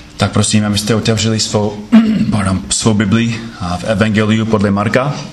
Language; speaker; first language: Czech; non-native, fluent; English